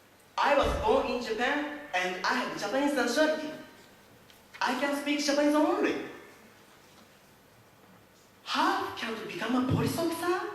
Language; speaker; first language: English; non-native, learner; Japanese